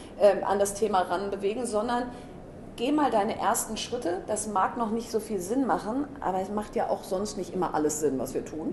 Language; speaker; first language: German; native; German